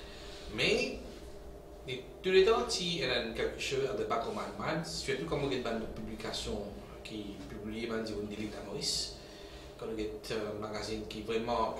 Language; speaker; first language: French; non-native, local second language; Morisyen